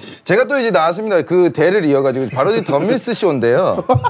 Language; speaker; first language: Korean; early bilingual, heritage; Korean